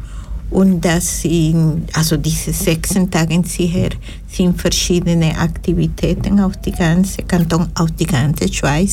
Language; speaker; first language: German; non-native, fluent; Spanish